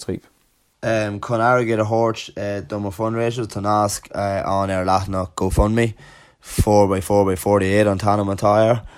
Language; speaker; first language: Irish; non-native, local second language; English